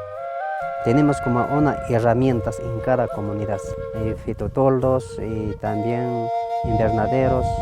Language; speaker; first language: Spanish; non-native, local second language; Quechua